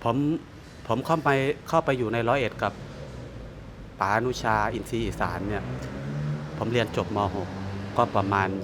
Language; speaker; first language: Thai; native; Thai